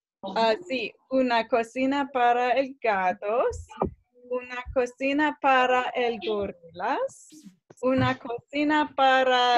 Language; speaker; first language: Spanish; non-native, learner; English